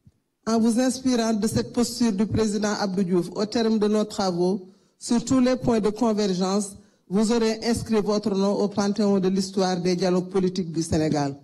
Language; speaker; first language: French; non-native, local second language; Wolof